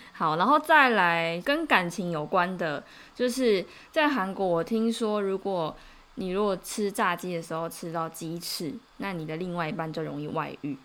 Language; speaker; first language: Chinese; native; Chinese